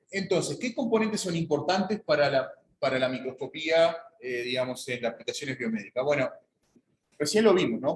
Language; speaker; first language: Spanish; native; Spanish